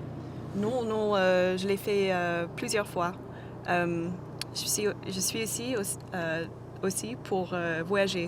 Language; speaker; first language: French; non-native, fluent; English